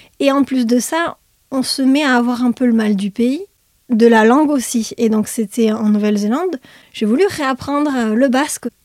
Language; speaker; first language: French; native; French